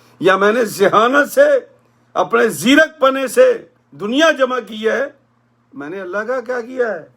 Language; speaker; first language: Urdu; non-native, local second language; Punjabi